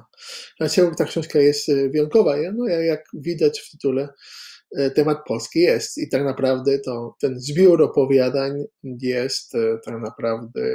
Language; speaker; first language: Polish; non-native, fluent; Catalan